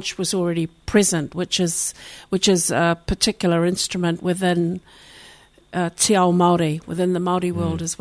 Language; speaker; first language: English; native; English